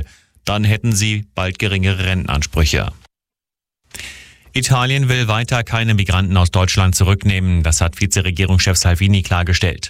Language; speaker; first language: German; native; German